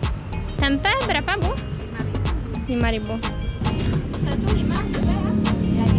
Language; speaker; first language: Indonesian; non-native, learner; Polish